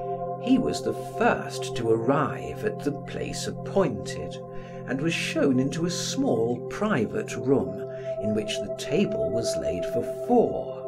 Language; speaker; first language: English; native; English